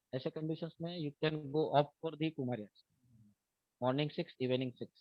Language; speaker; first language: Hindi; non-native, local second language; Marathi